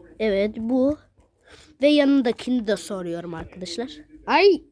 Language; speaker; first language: Turkish; early bilingual, other home language; Arabic